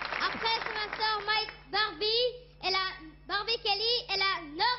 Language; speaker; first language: French; non-native, learner; English